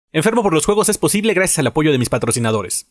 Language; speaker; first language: Spanish; native; Spanish